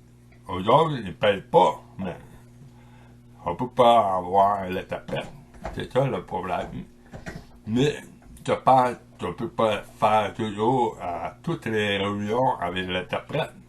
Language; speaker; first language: French; non-native, local second language; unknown